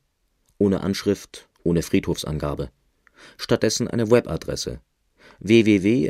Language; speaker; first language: German; native; German